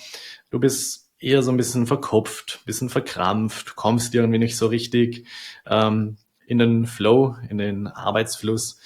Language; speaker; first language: German; native; German